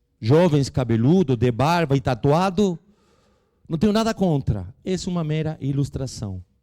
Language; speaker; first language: Portuguese; non-native, fluent; Spanish